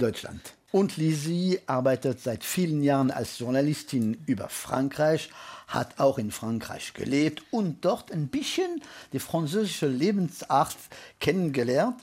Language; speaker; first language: German; non-native, fluent; French